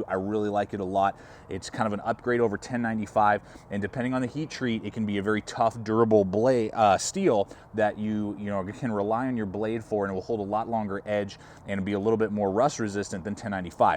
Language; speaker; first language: English; native; English